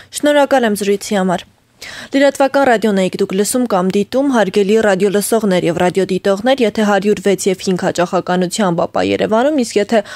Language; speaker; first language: Armenian; native; Armenian